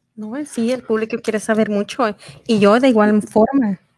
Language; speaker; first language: Spanish; native; Spanish